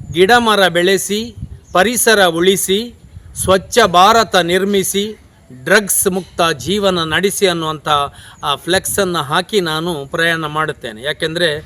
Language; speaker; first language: Kannada; native; Kannada